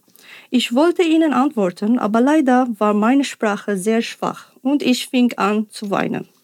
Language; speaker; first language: German; non-native, fluent; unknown